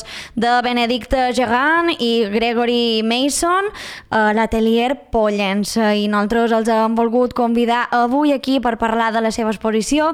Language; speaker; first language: Spanish; non-native, local second language; Catalan